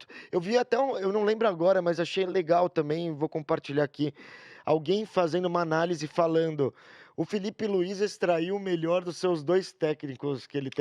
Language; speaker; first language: Portuguese; native; Portuguese